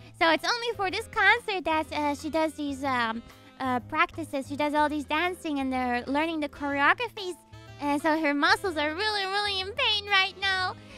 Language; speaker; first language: English; non-native, fluent; German